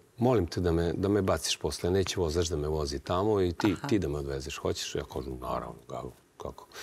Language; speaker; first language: Serbian; native; Serbian